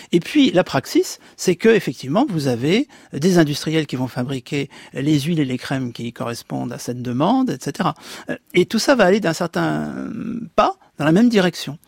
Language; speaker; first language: French; native; French